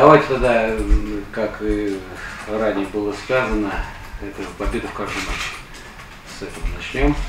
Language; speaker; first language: Russian; native; Russian